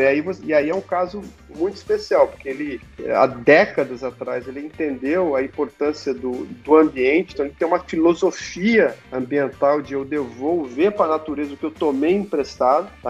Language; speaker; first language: Portuguese; native; Portuguese